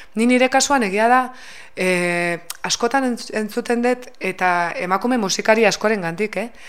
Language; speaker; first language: Basque; native; Basque